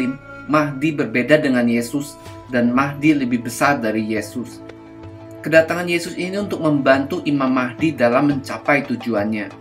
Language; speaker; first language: Indonesian; native; Indonesian